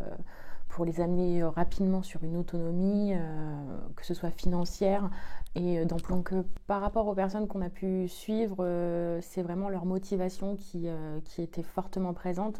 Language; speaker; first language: French; native; French